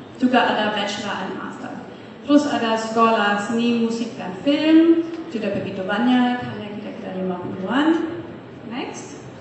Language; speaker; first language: Indonesian; non-native, fluent; German